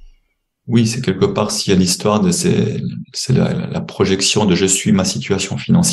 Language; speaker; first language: French; native; French